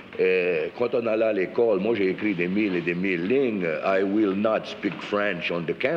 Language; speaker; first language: French; native; French